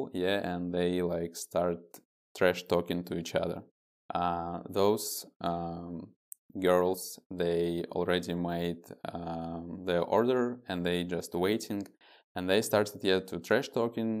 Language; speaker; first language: English; non-native, fluent; Russian